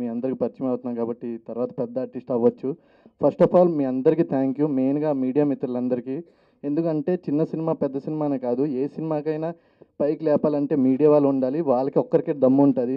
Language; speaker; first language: Telugu; native; Telugu